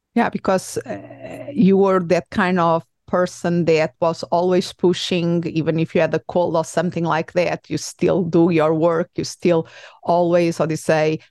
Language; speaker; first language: English; non-native, fluent; Portuguese